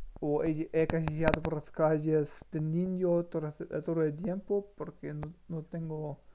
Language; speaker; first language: Spanish; non-native, learner; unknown